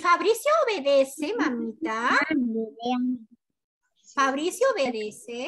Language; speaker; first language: Spanish; native; Spanish